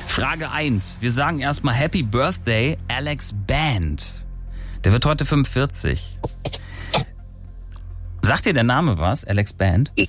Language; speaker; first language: German; native; German